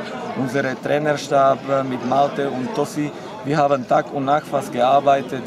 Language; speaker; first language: German; non-native, fluent; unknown